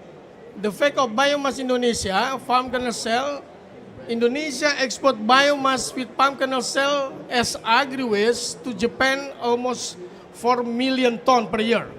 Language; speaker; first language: English; non-native, fluent; Indonesian